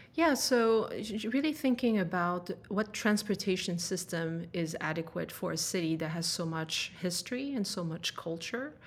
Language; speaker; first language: English; non-native, fluent; French